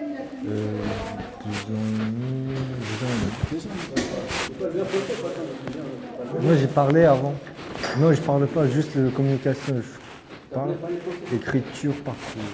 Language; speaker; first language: French; non-native, learner; Uzbek